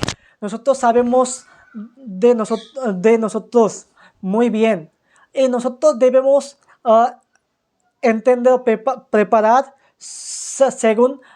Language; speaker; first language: Spanish; non-native, fluent; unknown